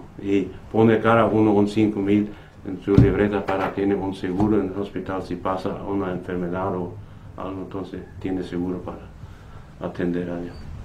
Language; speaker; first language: Spanish; non-native, learner; Plautdietsch